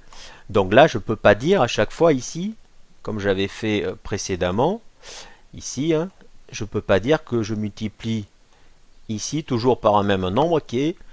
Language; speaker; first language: French; native; French